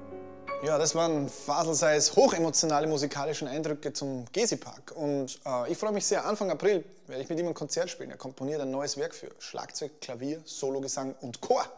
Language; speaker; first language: German; native; German